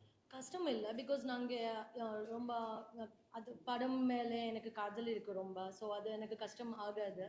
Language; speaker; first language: Tamil; non-native, learner; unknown